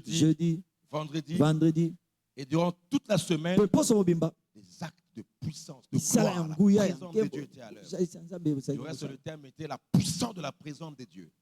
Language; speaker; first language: French; non-native, local second language; Lingala